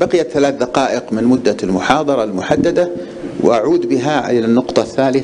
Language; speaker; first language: Arabic; native; Arabic